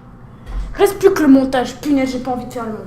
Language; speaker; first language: French; native; French